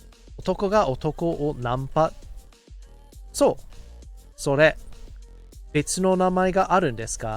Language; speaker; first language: Japanese; non-native, fluent; English